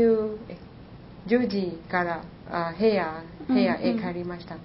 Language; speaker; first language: Japanese; non-native, learner; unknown